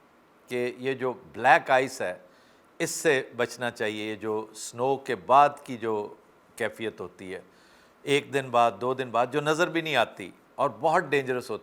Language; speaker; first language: Urdu; native; Urdu